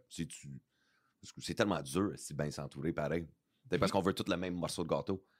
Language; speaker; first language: French; early bilingual, heritage; English